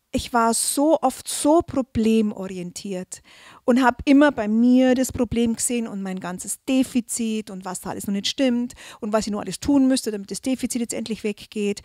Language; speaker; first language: German; native; German